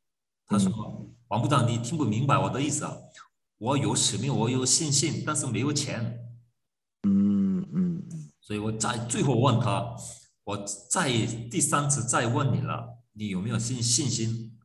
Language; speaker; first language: Chinese; non-native, fluent; Korean